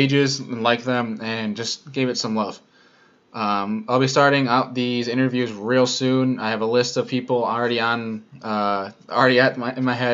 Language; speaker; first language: English; native; English